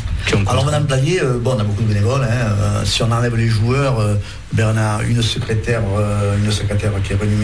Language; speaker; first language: French; native; French